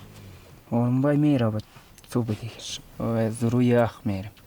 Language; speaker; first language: Persian; non-native, local second language; Kyrgyz